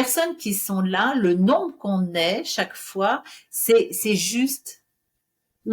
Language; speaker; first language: French; native; French